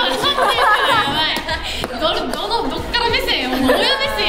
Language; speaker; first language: Japanese; native; Japanese